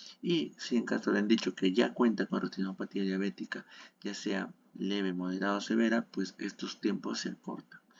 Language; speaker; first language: Spanish; native; Spanish